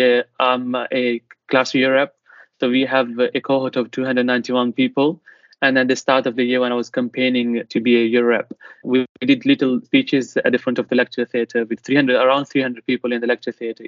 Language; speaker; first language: English; non-native, fluent; Italian